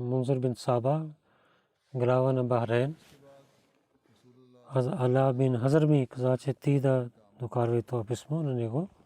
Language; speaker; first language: Bulgarian; non-native, learner; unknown